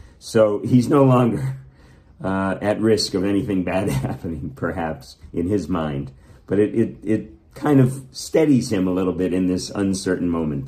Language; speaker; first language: English; native; English